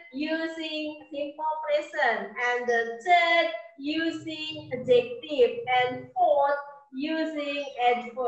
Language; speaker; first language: English; non-native, learner; Indonesian